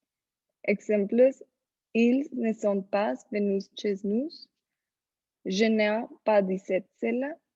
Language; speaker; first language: French; non-native, learner; Spanish